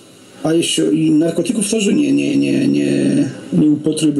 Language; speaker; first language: Russian; non-native, learner; Polish